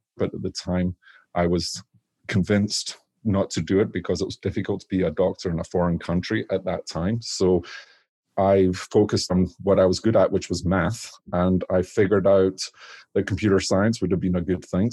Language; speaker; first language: English; native; English